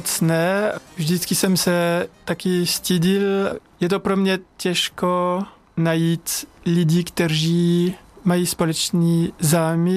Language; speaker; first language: Czech; non-native, learner; French